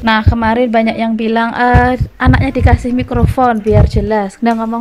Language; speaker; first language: Indonesian; non-native, local second language; Javanese